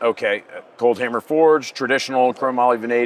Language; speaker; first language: English; native; English